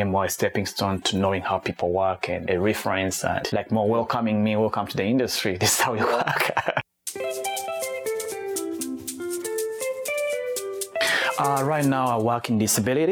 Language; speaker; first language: English; non-native, local second language; Kinyarwanda